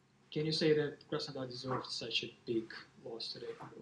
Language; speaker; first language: English; non-native, fluent; Russian